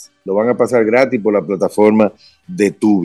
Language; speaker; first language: Spanish; native; Spanish